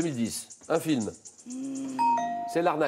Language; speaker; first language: French; native; French